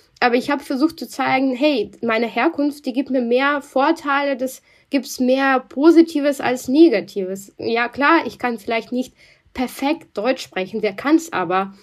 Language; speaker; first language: German; non-native, fluent; Russian